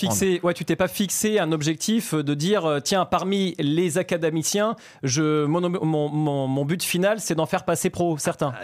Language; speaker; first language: French; native; French